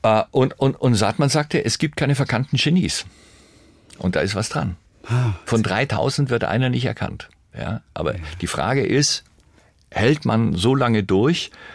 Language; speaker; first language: German; native; German